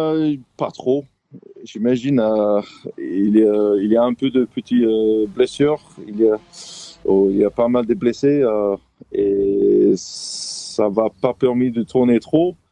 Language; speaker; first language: French; non-native, fluent; English